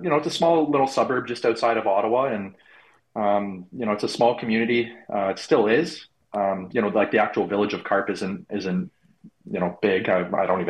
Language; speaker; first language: English; native; English